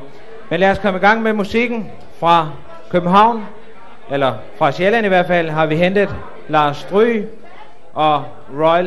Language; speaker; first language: Danish; native; Danish